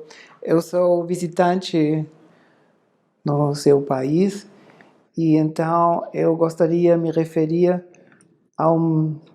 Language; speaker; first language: Portuguese; non-native, fluent; German